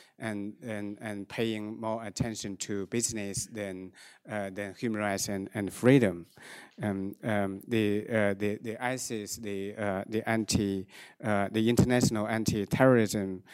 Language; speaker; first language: English; non-native, fluent; Chinese